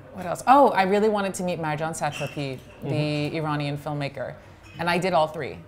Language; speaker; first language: English; native; English